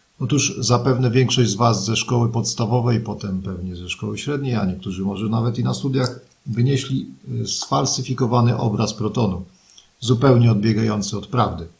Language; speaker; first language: Polish; native; Polish